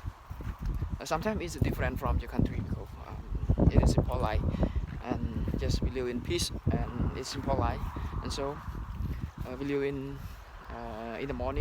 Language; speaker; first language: English; non-native, learner; Khmer